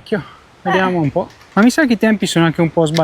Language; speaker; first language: Italian; native; Italian